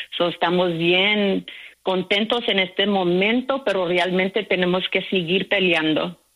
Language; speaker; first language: Spanish; early bilingual, heritage; Spanish